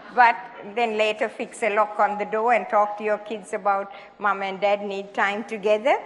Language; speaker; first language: English; non-native, local second language; Sinhala